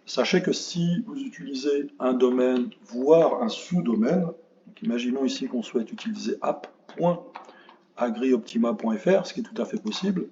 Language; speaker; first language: French; native; French